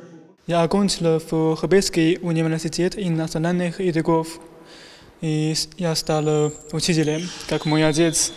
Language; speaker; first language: Russian; non-native, learner; Chinese